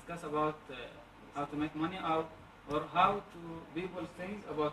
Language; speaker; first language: English; non-native, learner; Arabic